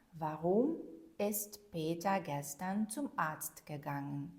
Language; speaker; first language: German; non-native, fluent; Ukrainian